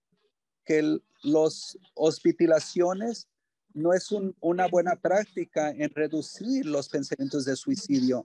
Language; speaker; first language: Spanish; early bilingual, heritage; English